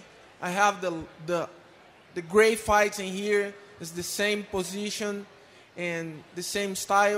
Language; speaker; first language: English; non-native, learner; Portuguese